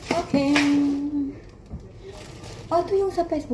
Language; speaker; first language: Filipino; non-native, learner; Indonesian